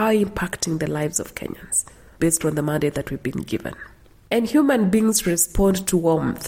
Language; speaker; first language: English; non-native, local second language; Kalenjin